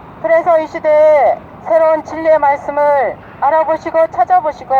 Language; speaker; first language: Korean; native; Korean